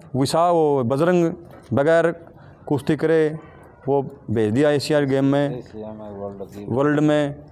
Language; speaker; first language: Hindi; native; Hindi